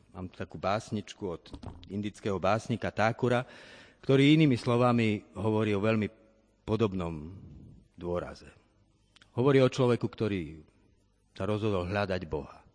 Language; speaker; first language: Slovak; native; Slovak